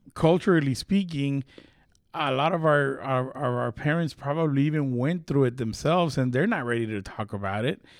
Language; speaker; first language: English; early bilingual, other home language; Spanish